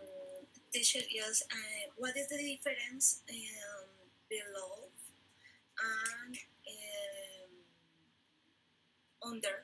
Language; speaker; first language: English; non-native, learner; Spanish